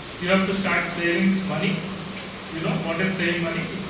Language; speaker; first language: English; non-native, local second language; Telugu